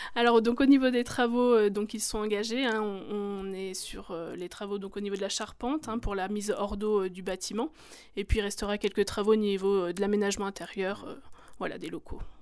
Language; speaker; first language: French; native; French